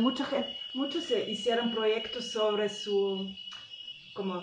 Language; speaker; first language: Spanish; non-native, fluent; German